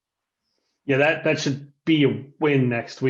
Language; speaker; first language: English; native; English